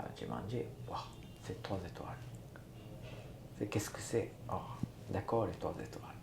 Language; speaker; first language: French; non-native, learner; Japanese